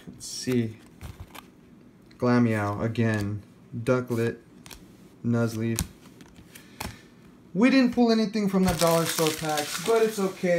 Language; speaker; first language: English; native; English